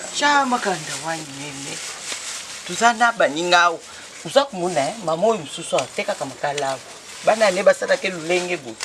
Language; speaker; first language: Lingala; non-native, local second language; Mongo